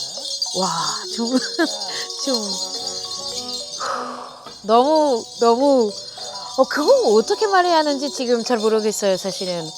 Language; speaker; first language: Korean; non-native, fluent; French